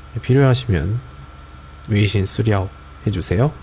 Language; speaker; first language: Korean; native; Korean